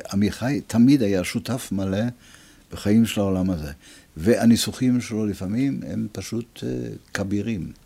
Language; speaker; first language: Hebrew; early bilingual, other home language; Italian